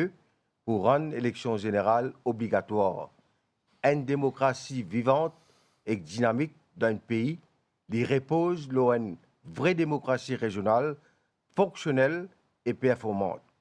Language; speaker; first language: French; non-native, local second language; Morisyen